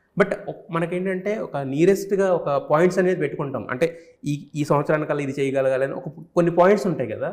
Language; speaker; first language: Telugu; native; Telugu